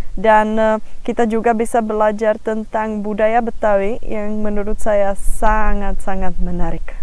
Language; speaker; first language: Indonesian; non-native, fluent; Czech